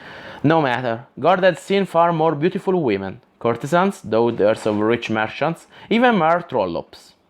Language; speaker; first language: English; non-native, fluent; Italian